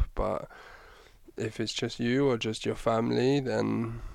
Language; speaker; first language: English; native; English